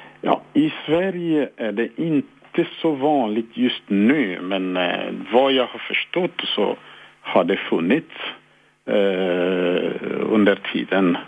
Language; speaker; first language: Swedish; non-native, fluent; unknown